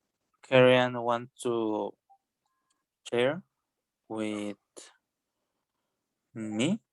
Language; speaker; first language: English; non-native, learner; Spanish